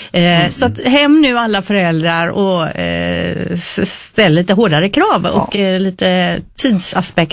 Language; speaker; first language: Swedish; native; Swedish